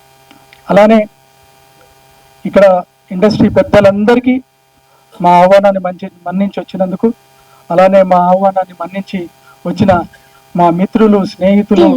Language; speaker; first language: Telugu; native; Telugu